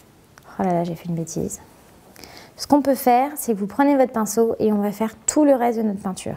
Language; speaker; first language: French; native; French